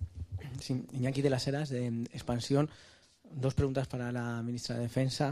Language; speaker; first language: Spanish; native; Spanish